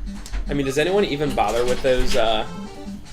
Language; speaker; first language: English; native; English